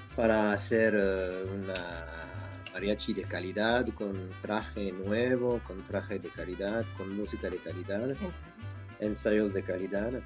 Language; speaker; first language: Spanish; non-native, learner; French